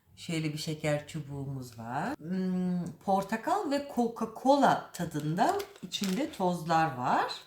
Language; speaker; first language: Turkish; early bilingual, heritage; Turkish